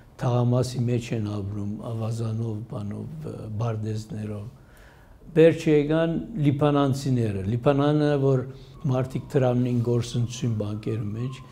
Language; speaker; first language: Armenian; early bilingual, heritage; Armenian